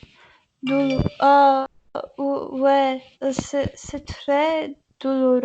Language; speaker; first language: French; non-native, learner; English